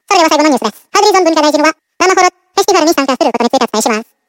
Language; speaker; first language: Japanese; non-native, fluent; Indonesian